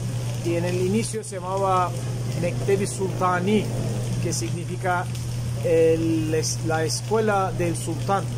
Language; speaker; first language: Spanish; non-native, fluent; Turkish